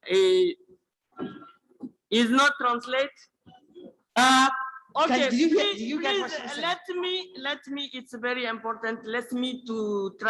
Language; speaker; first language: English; non-native, learner; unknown